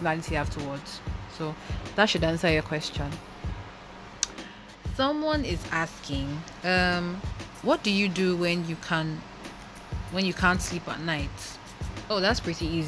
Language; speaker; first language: English; non-native, local second language; Igbo